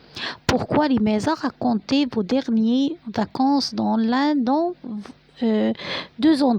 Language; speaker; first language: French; non-native, fluent; Arabic